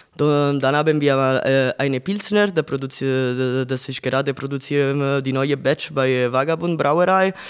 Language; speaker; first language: German; non-native, learner; Italian